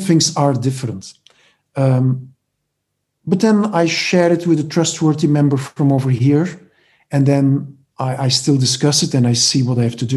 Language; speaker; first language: English; non-native, fluent; Dutch